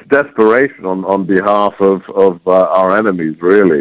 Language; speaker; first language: English; native; English